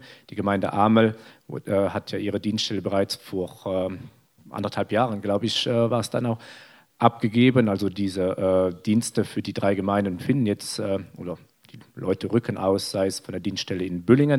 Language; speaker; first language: German; native; German